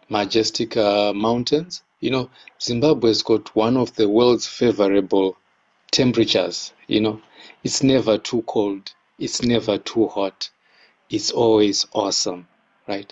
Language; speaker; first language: English; non-native, local second language; Shona